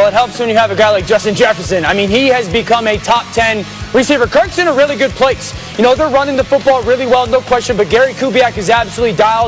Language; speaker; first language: English; native; English